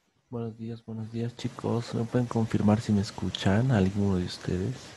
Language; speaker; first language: Spanish; native; Spanish